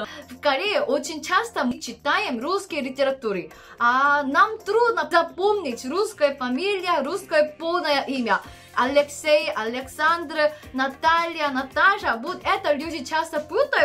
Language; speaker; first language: Russian; non-native, learner; Korean